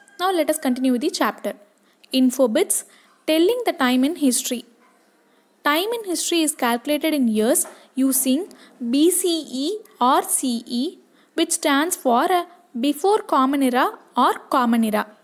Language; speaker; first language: English; non-native, local second language; Tamil